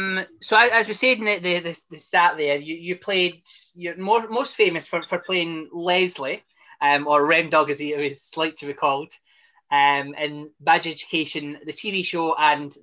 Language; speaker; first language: English; native; English